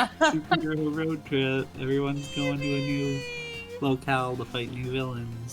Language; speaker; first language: English; native; English